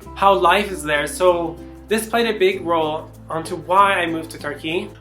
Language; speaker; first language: English; native; English